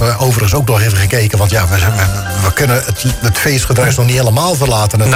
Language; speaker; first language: Dutch; native; Dutch